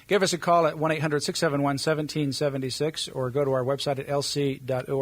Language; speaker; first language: English; native; English